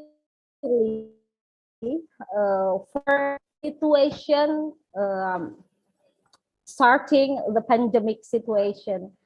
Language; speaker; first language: English; non-native, learner; Indonesian